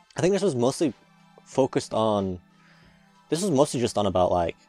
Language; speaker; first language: English; native; English